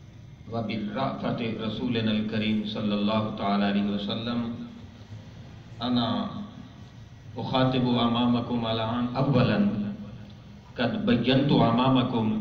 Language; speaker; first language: Arabic; non-native, learner; Urdu